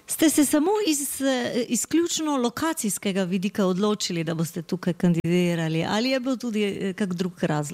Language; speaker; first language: Slovenian; native; Slovenian